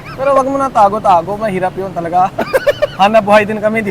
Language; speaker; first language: Filipino; non-native, learner; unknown